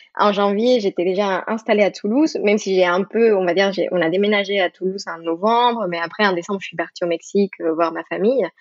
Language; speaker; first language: French; non-native, fluent; Spanish